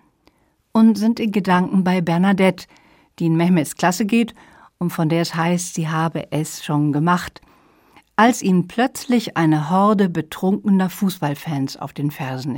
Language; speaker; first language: German; native; German